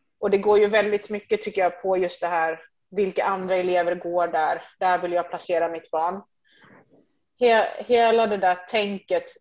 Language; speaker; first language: Swedish; early bilingual, other home language; Persian